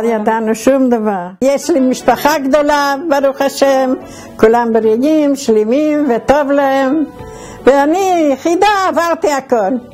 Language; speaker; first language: Hebrew; non-native, fluent; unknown